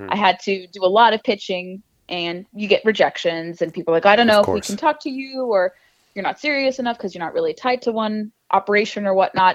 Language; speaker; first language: English; native; English